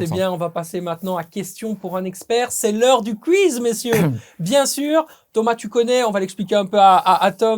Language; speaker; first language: French; native; French